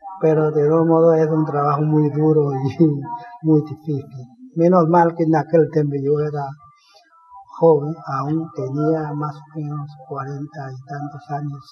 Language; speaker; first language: Spanish; non-native, fluent; Chinese